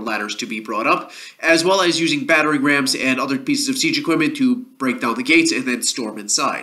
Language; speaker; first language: English; native; English